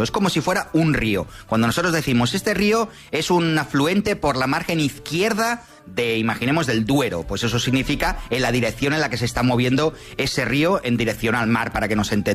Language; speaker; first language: Spanish; native; Spanish